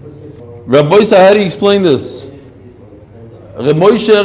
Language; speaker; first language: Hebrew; non-native, fluent; English